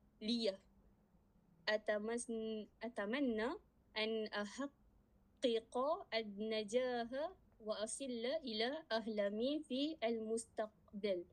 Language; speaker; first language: Arabic; non-native, learner; Malay